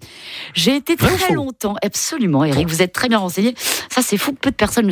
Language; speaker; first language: French; native; French